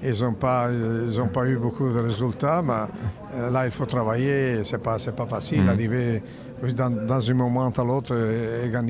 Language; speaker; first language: French; non-native, fluent; Italian